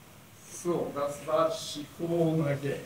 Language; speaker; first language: German; non-native, learner; Japanese